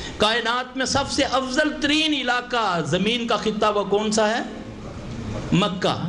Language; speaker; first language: Urdu; non-native, local second language; Punjabi